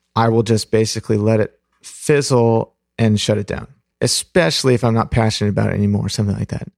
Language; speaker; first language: English; native; English